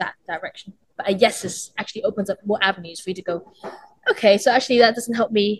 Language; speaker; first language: English; non-native, local second language; Cantonese